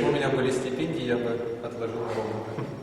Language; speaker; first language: Russian; native; Russian